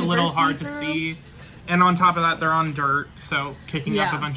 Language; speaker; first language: English; native; English